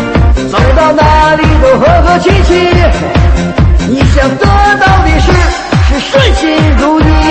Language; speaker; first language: Chinese; native; Chinese